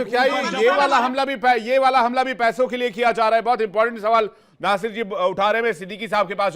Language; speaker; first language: Hindi; native; Hindi